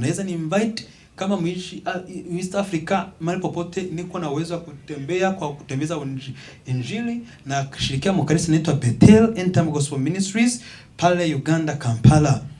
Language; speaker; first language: Swahili; non-native, local second language; Kinyarwanda